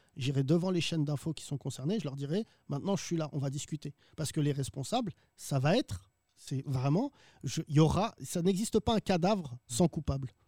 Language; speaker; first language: French; early bilingual, other home language; Arabic